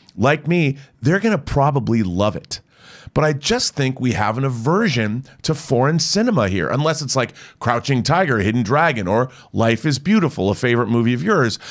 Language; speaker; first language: English; native; English